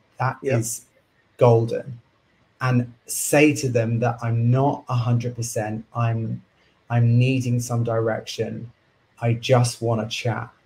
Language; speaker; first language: English; native; English